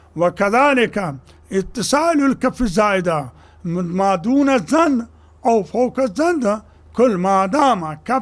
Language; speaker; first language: Arabic; non-native, fluent; Urdu